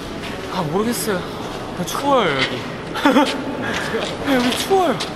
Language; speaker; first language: Korean; non-native, fluent; Japanese